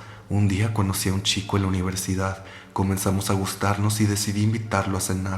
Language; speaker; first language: Spanish; native; Spanish